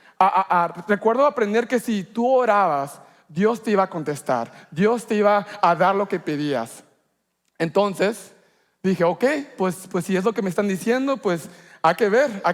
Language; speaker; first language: Spanish; early bilingual, heritage; Spanish